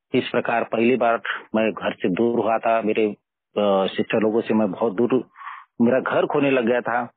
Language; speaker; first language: Hindi; non-native, local second language; Marathi